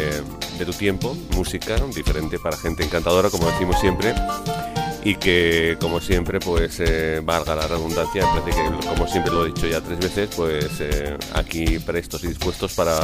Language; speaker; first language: Spanish; native; Spanish